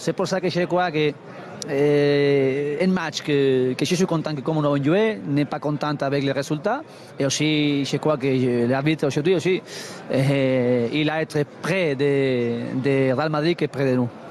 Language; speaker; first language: French; non-native, learner; Spanish